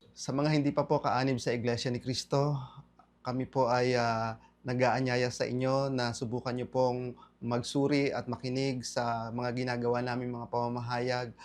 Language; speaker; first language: Filipino; native; Filipino